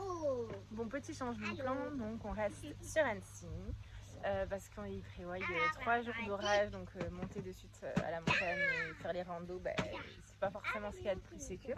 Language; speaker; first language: French; native; French